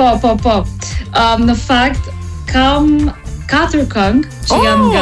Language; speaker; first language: Albanian; early bilingual, heritage; English